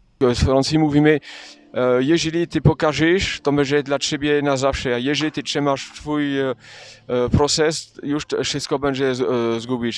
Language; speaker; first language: Polish; early bilingual, heritage; French